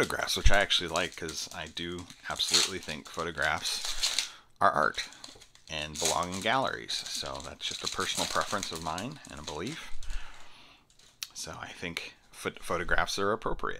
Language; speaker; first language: English; native; English